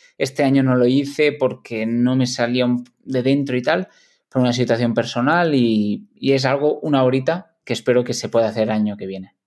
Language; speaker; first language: Spanish; non-native, local second language; Catalan